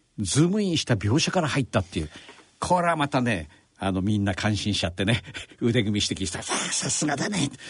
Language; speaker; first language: Japanese; native; Japanese